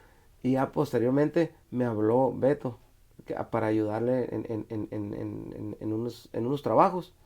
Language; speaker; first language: Spanish; native; Spanish